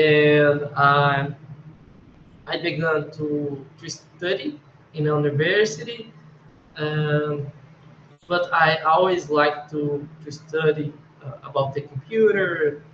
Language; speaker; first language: English; non-native, learner; Portuguese